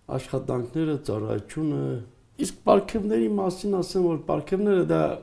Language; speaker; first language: Armenian; native; Armenian